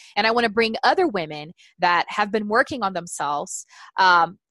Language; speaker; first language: English; non-native, fluent; Portuguese